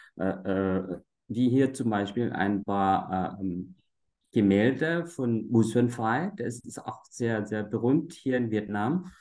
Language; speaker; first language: German; non-native, fluent; Vietnamese